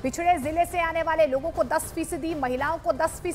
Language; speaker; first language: Hindi; native; Hindi